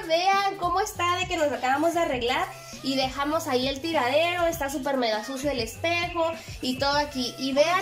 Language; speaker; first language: Spanish; native; Spanish